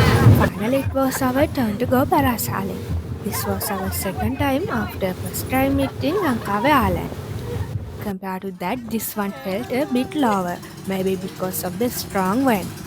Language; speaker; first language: English; non-native, fluent; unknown